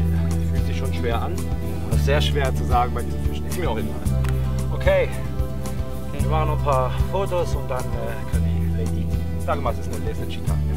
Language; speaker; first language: German; native; German